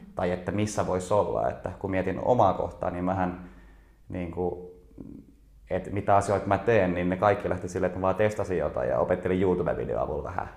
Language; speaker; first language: Finnish; native; Finnish